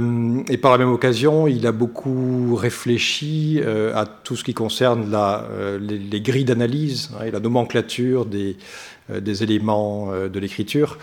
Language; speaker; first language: French; native; French